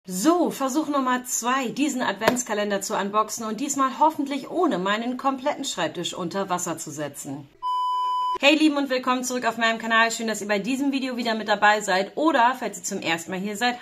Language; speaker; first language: German; native; German